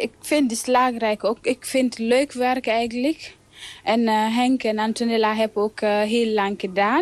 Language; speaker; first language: Dutch; non-native, learner; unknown